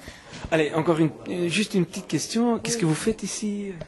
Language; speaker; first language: French; non-native, local second language; Dutch